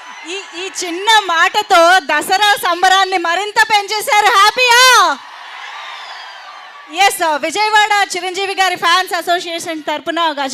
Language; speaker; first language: Telugu; native; Telugu